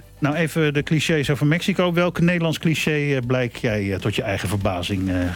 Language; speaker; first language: Dutch; native; Dutch